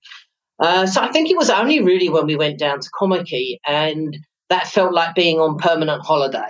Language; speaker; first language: English; native; English